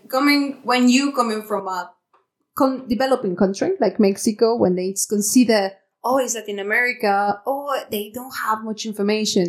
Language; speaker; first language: English; non-native, fluent; Spanish